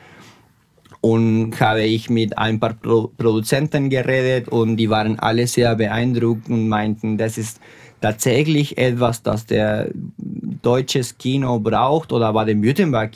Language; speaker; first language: German; non-native, fluent; Spanish